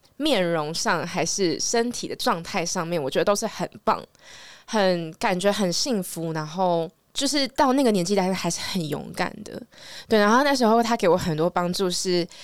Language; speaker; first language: Chinese; native; Chinese